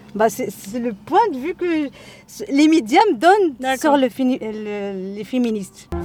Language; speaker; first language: French; non-native, local second language; Arabic